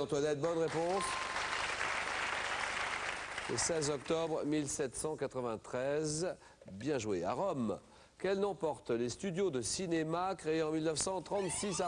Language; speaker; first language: French; native; French